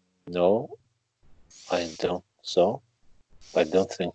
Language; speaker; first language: English; non-native, learner; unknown